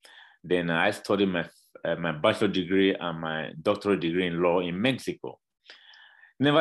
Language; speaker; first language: English; non-native, local second language; Bini